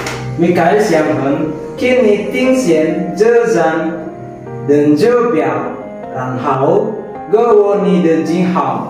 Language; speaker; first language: Chinese; non-native, learner; Indonesian